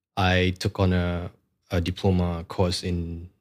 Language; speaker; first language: English; non-native, local second language; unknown